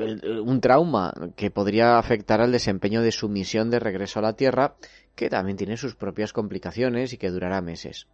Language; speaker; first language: Spanish; native; Spanish